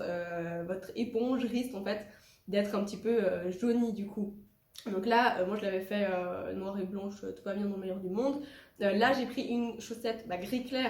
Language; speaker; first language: French; native; French